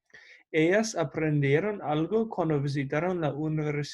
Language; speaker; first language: Spanish; non-native, fluent; English